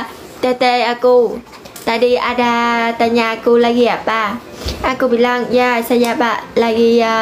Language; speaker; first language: Indonesian; non-native, learner; Vietnamese